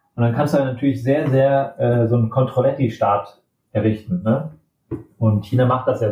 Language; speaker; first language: German; native; German